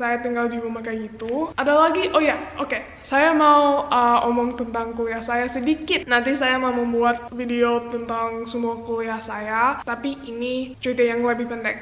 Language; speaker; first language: Indonesian; non-native, local second language; English